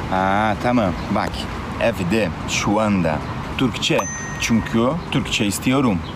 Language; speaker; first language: Turkish; non-native, learner; Portuguese